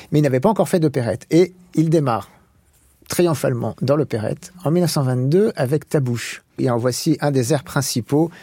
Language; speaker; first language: French; native; French